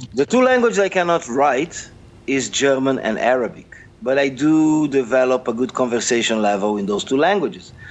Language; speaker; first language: English; non-native, fluent; Portuguese